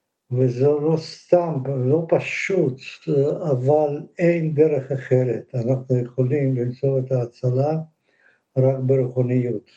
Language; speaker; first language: Hebrew; non-native, learner; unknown